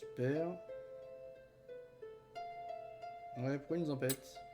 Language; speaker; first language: French; native; French